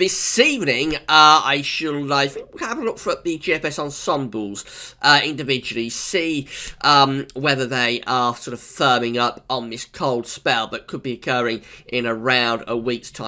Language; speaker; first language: English; native; English